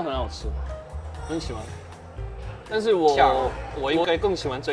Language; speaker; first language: Chinese; non-native, fluent; Korean